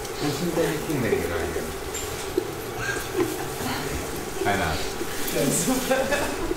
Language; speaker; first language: German; non-native, learner; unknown